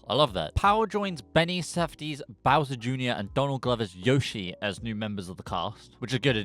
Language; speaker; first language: English; native; English